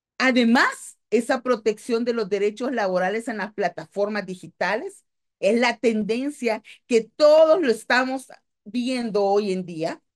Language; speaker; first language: Spanish; native; Spanish